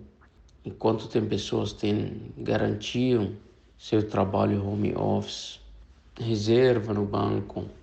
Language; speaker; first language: Portuguese; non-native, fluent; Arabic